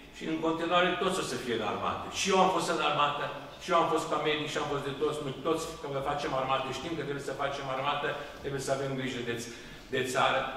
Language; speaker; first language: Romanian; early bilingual, heritage; Romanian